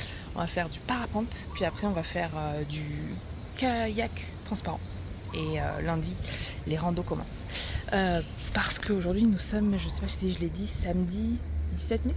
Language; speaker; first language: French; native; French